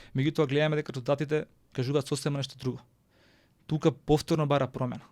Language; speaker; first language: Macedonian; native; Macedonian